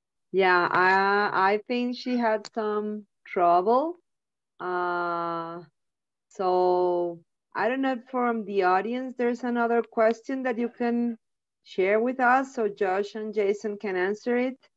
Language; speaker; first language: English; non-native, fluent; Spanish